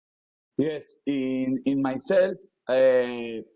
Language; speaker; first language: English; non-native, learner; Spanish